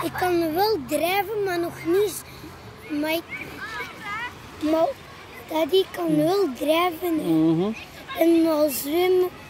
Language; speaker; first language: Dutch; early bilingual, other home language; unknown